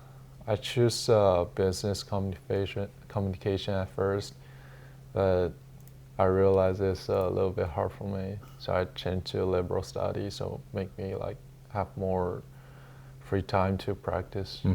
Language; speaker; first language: English; non-native, learner; Chinese